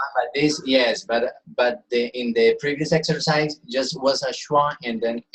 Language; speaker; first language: English; non-native, learner; Spanish